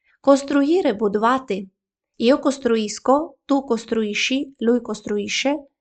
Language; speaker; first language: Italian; non-native, fluent; Ukrainian